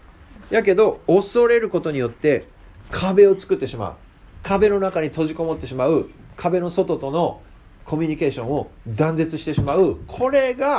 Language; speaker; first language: Japanese; native; Japanese